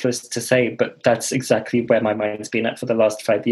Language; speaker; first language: English; native; English